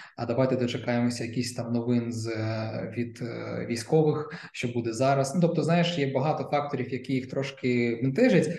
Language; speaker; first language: Ukrainian; non-native, local second language; Russian